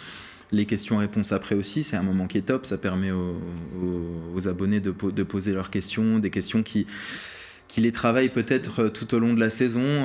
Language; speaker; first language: French; native; French